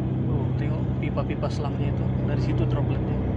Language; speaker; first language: Indonesian; native; Indonesian